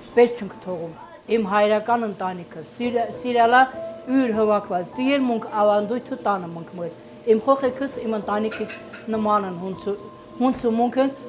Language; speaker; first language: Armenian; native; Armenian